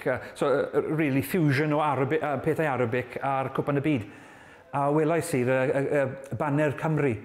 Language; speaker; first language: Welsh; non-native, learner; English